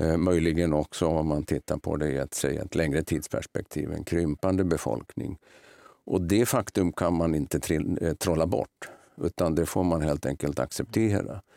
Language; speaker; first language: Swedish; native; Swedish